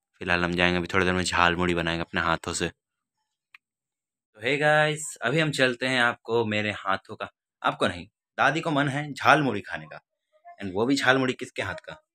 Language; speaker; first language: Hindi; native; Hindi